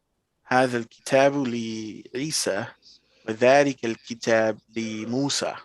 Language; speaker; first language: Arabic; non-native, learner; English